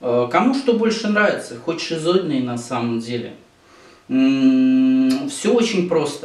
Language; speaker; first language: Russian; native; Russian